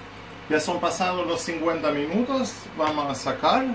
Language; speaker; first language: Spanish; non-native, learner; German